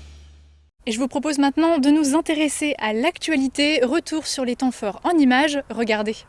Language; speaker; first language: French; native; French